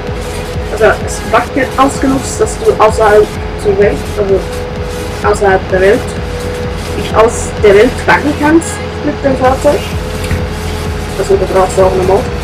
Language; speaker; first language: German; native; German